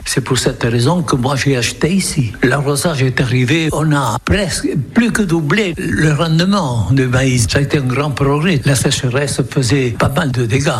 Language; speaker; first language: French; non-native, local second language; Occitan